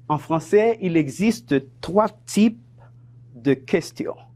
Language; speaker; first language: French; non-native, fluent; Spanish